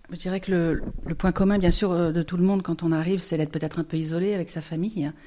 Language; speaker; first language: French; native; French